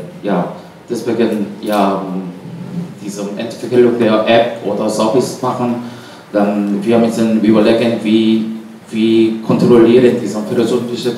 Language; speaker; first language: German; non-native, learner; Korean